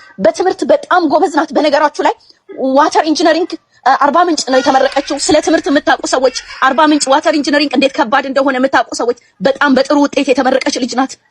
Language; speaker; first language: Amharic; non-native, local second language; Oromo